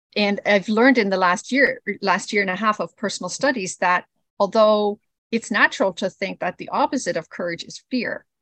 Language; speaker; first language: English; early bilingual, other home language; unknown